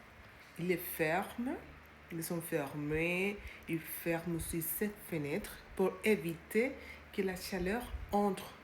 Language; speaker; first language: French; non-native, learner; Spanish